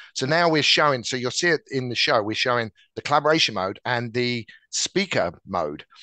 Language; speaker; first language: English; native; English